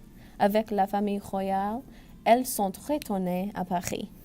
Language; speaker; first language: French; non-native, learner; English